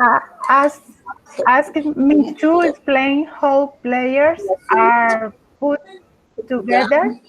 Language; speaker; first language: English; non-native, learner; Spanish